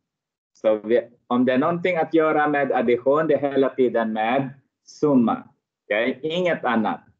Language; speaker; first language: Swedish; non-native, fluent; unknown